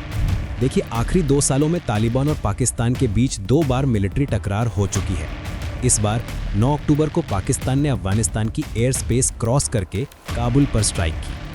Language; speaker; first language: Hindi; native; Hindi